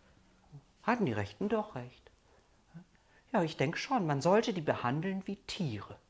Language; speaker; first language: German; native; German